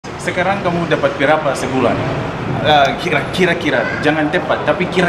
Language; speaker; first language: Indonesian; non-native, fluent; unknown